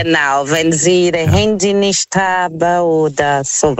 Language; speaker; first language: German; non-native, fluent; Portuguese